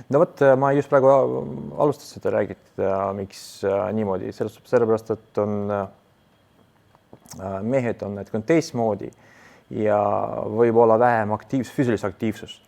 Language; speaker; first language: Estonian; non-native, local second language; Russian